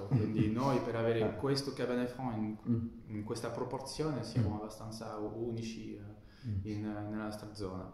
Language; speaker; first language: Italian; non-native, fluent; French